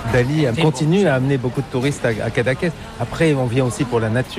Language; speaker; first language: French; native; French